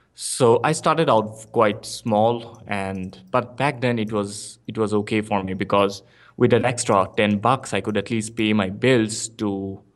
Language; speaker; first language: English; non-native, local second language; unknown